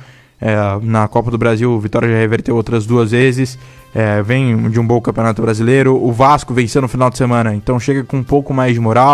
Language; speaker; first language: Portuguese; native; Portuguese